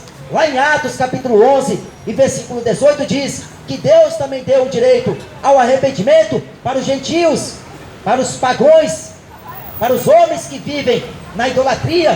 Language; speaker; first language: Portuguese; native; Portuguese